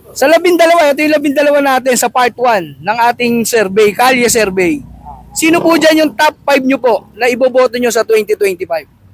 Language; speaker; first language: Filipino; native; Filipino